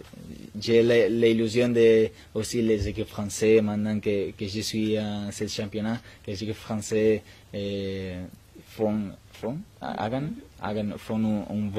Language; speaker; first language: French; non-native, learner; Spanish